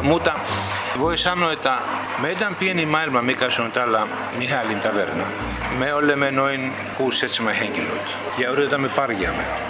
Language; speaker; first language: Finnish; non-native, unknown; Greek